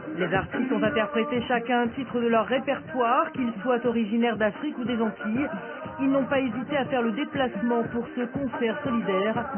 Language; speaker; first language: French; native; French